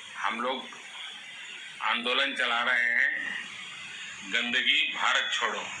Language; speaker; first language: Hindi; non-native, local second language; Gujarati